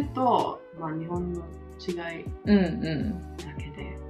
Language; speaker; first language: Japanese; non-native, fluent; French